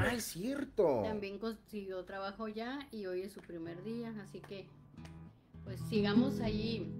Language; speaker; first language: Spanish; native; Spanish